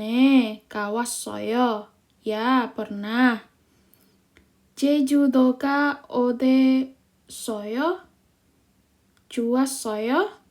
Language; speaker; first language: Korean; non-native, fluent; Indonesian